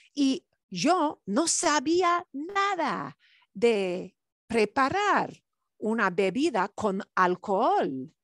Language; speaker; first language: Spanish; non-native, fluent; English